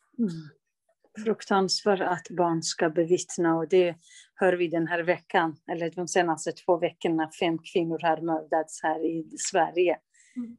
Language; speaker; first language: Swedish; non-native, local second language; Kurdish